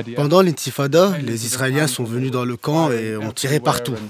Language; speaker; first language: French; non-native, fluent; English